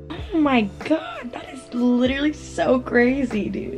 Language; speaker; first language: English; native; English